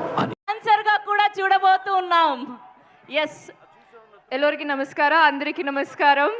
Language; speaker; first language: Telugu; non-native, fluent; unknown